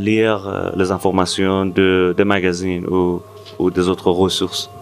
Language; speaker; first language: French; non-native, fluent; Persian